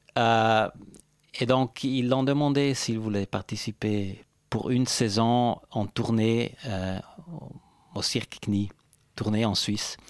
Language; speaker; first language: French; non-native, local second language; Italian